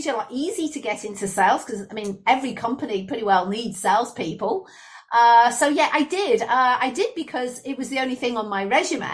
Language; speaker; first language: English; native; English